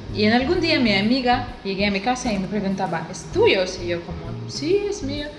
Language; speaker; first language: Spanish; non-native, learner; Russian